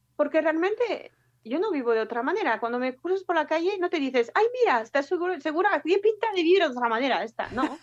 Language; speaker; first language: Spanish; non-native, fluent; French